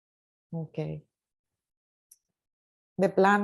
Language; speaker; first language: Spanish; native; Spanish